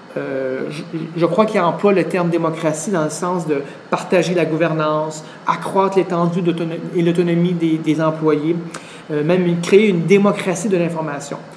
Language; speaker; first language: French; native; French